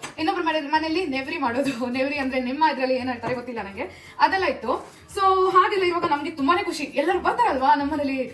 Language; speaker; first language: Kannada; non-native, local second language; Konkani